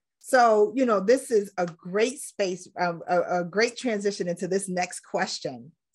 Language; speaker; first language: English; native; English